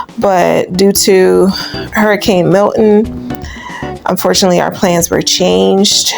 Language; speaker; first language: English; native; English